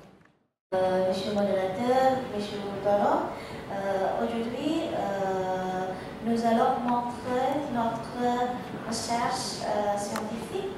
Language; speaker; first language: French; non-native, fluent; Indonesian